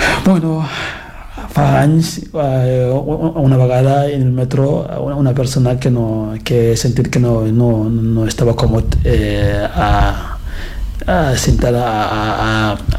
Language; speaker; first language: Catalan; non-native, fluent; Fula